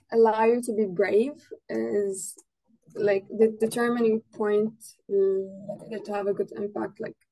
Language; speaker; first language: English; non-native, fluent; Arabic